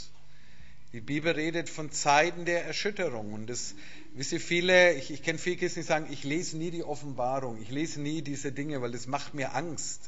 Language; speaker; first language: German; native; German